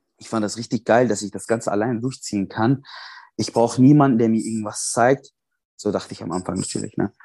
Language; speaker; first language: German; non-native, fluent; Arabic